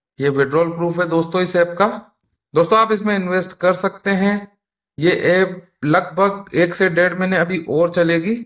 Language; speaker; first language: Hindi; native; Hindi